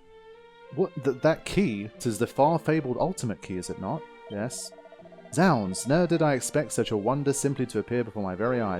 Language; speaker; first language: English; native; English